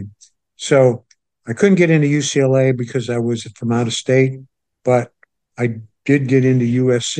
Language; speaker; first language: English; native; English